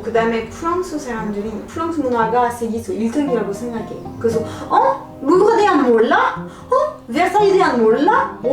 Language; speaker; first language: Korean; non-native, learner; French